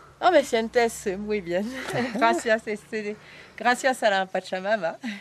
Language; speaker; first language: Spanish; non-native, learner; French